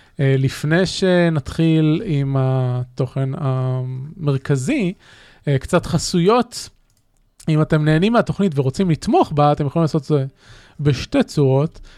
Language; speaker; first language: Hebrew; native; Hebrew